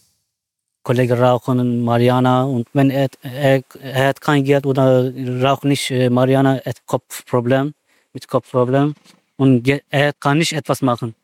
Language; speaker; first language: German; non-native, learner; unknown